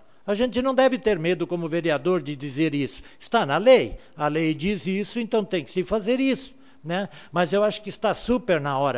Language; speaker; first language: Portuguese; native; Portuguese